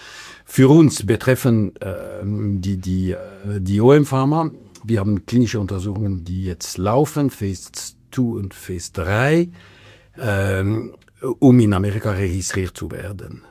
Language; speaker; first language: German; non-native, local second language; French